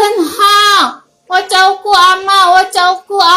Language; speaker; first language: Chinese; non-native, learner; Indonesian